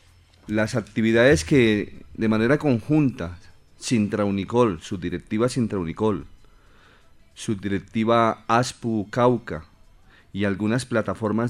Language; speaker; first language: Spanish; native; Spanish